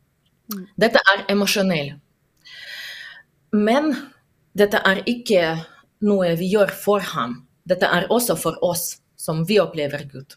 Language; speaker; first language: Norwegian; non-native, learner; Russian